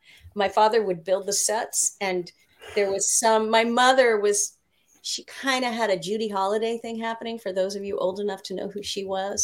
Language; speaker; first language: English; native; English